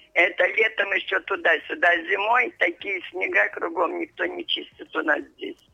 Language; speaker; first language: Russian; non-native, local second language; Latvian